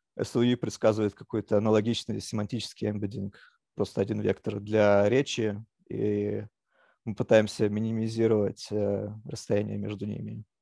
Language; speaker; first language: Russian; native; Russian